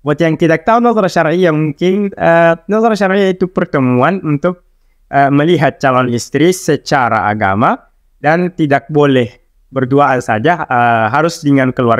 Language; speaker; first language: Indonesian; non-native, local second language; Arabic